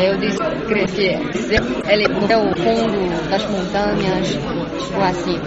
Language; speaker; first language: Portuguese; non-native, learner; Chinese